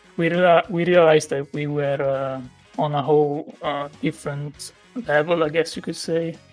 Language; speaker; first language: English; non-native, fluent; Italian